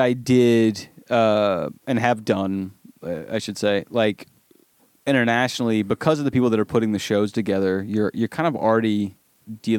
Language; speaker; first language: English; native; English